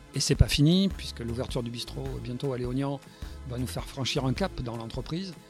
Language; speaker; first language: French; native; French